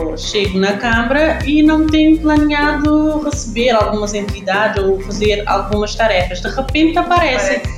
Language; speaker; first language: Portuguese; non-native, local second language; Kabuverdianu